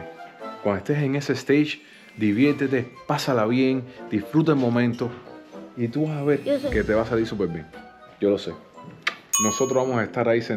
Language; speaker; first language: Spanish; native; Spanish